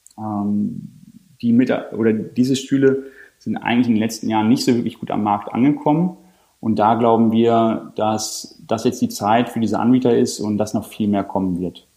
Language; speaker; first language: German; native; German